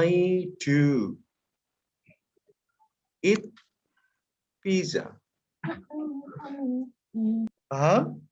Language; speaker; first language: English; non-native, fluent; Indonesian